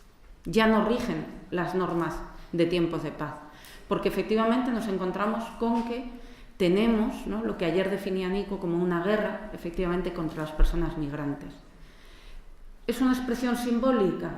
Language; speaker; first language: Spanish; native; Spanish